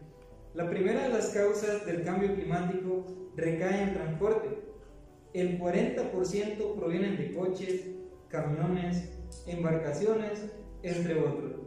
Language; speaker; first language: Spanish; native; Spanish